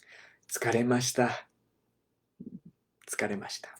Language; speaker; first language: Japanese; non-native, learner; English